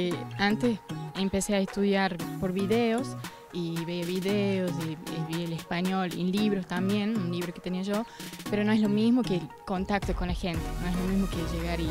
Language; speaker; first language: Spanish; non-native, fluent; Portuguese